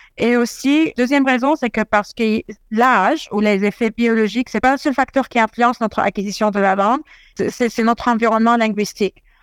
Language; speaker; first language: French; non-native, fluent; Arabic